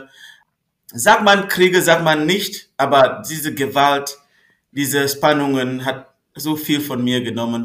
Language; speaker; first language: German; non-native, fluent; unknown